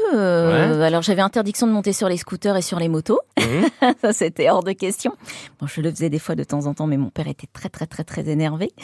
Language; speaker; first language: French; native; French